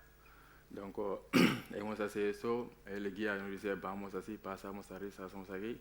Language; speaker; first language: Spanish; non-native, learner; Wolof